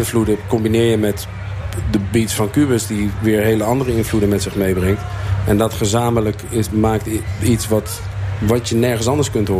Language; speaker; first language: Dutch; native; Dutch